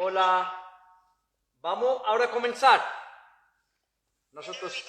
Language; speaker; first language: Spanish; non-native, learner; Bangla